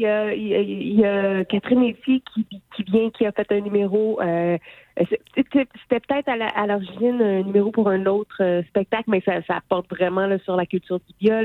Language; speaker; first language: French; native; French